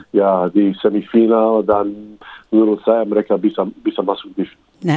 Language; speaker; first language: Indonesian; non-native, fluent; English